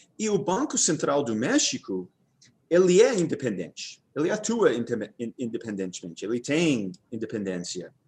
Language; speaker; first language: Portuguese; non-native, fluent; English